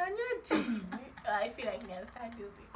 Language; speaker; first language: English; non-native, local second language; Xhosa